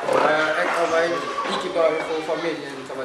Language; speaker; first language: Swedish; non-native, learner; French